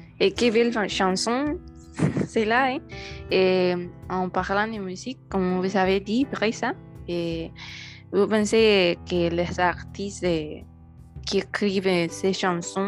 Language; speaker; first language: French; non-native, learner; Spanish